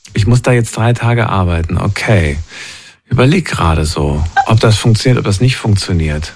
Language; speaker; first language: German; native; German